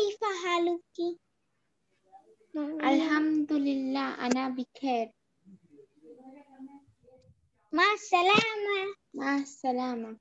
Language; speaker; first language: Arabic; non-native, learner; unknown